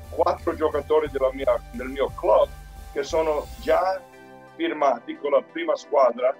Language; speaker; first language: Italian; early bilingual, heritage; Italian